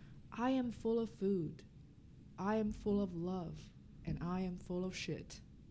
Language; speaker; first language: English; non-native, fluent; Chinese